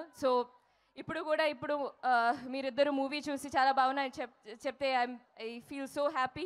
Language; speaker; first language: Telugu; non-native, fluent; Malayalam